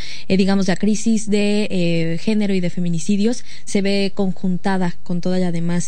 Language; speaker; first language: Spanish; native; Spanish